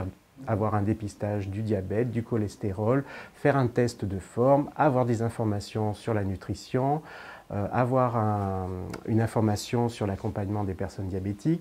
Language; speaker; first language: French; native; French